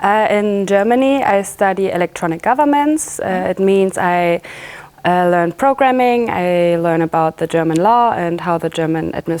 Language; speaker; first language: English; non-native, fluent; German